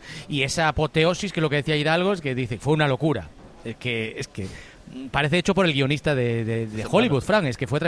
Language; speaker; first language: Spanish; native; Spanish